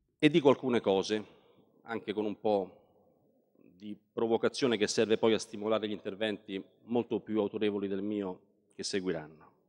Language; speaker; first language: Italian; native; Italian